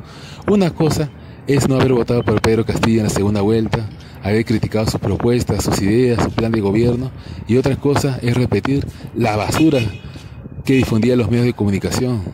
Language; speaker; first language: Spanish; native; Spanish